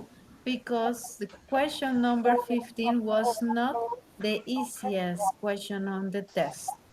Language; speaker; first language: English; non-native, learner; Spanish